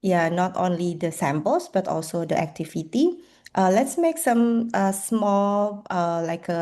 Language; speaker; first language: English; non-native, fluent; Indonesian